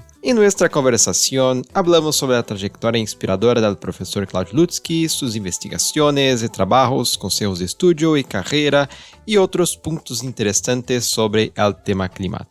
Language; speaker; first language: Spanish; non-native, fluent; Portuguese